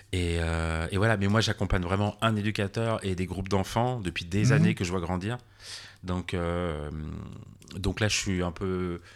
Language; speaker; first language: French; native; French